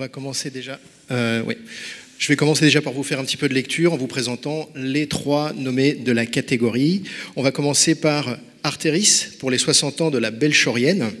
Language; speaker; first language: French; native; French